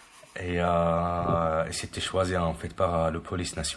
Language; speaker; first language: French; non-native, fluent; Arabic